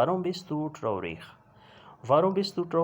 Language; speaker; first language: German; non-native, learner; Urdu